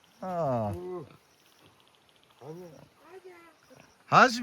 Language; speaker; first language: Hindi; non-native, local second language; Khasi